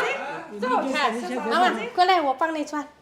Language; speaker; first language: Chinese; non-native, learner; Indonesian